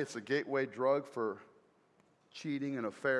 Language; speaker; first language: English; native; English